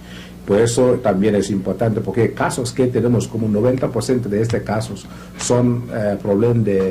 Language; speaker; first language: Spanish; non-native, learner; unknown